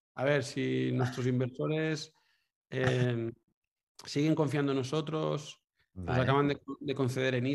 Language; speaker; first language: Spanish; native; Spanish